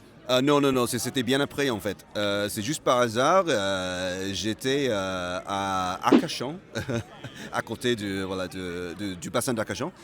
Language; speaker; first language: French; non-native, fluent; Malay